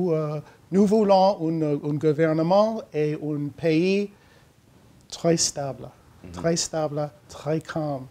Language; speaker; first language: French; non-native, learner; English